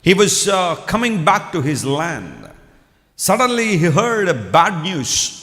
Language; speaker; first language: English; non-native, local second language; Telugu